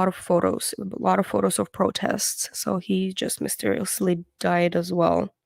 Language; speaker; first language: English; non-native, fluent; Russian